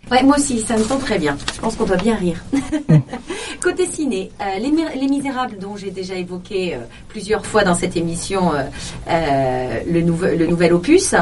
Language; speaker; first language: French; native; French